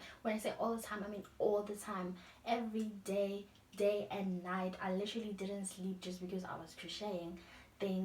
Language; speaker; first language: English; non-native, local second language; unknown